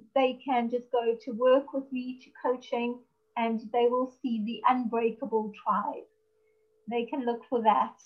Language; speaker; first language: English; native; English